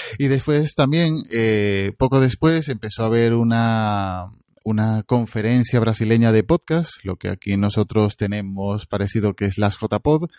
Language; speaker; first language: Spanish; native; Spanish